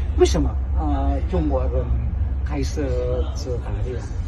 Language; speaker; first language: Chinese; non-native, learner; Indonesian